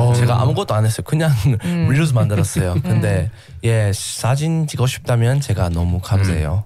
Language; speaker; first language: Korean; non-native, learner; English